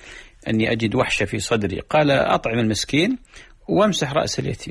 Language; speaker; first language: Arabic; native; Arabic